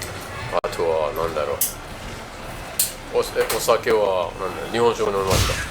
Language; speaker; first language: Japanese; non-native, learner; English